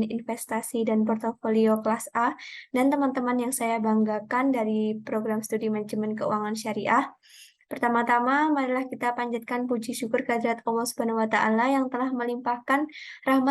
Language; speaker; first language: Indonesian; native; Indonesian